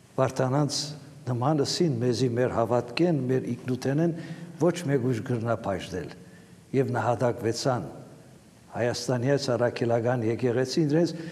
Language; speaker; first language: Armenian; native; Armenian